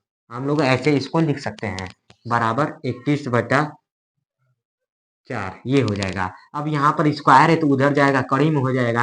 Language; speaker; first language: Hindi; native; Hindi